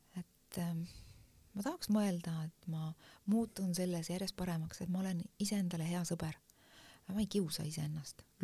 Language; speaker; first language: Estonian; native; Estonian